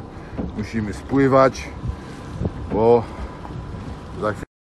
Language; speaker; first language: Polish; native; Polish